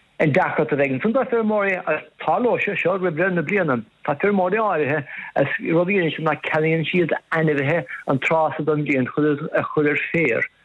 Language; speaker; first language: Irish; native; Irish